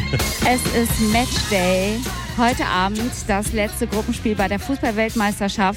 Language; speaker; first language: German; native; German